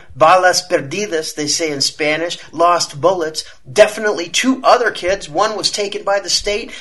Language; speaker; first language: English; native; English